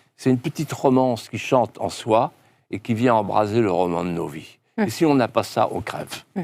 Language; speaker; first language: French; non-native, local second language; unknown